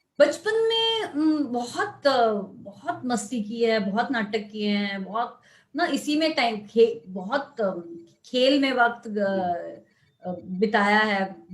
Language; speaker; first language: Hindi; non-native, local second language; Marathi